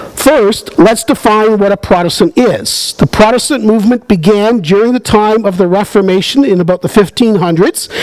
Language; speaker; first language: English; native; English